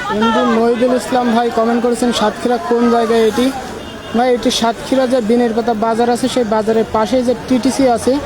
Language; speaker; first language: Bangla; native; Bangla